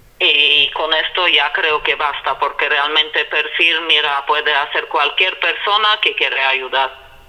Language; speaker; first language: Spanish; non-native, fluent; Polish